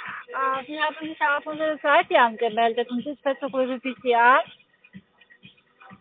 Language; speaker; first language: German; non-native, learner; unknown